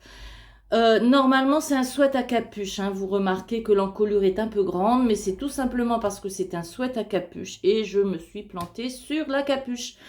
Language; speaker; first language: French; native; French